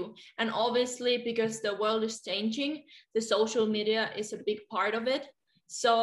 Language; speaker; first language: English; non-native, fluent; Finnish